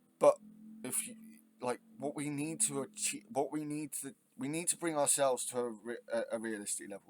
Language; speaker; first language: English; native; English